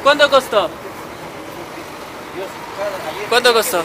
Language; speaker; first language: Spanish; non-native, learner; Polish